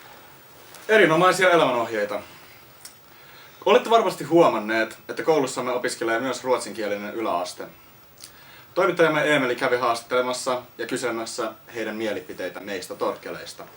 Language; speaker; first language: Finnish; native; Finnish